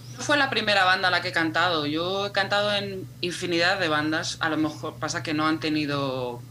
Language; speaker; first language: Spanish; native; Spanish